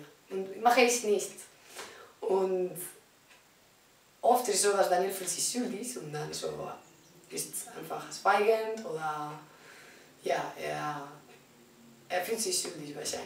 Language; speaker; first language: German; non-native, learner; Spanish